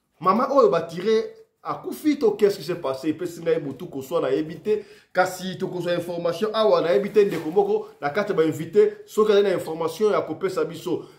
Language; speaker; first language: Lingala; native; Lingala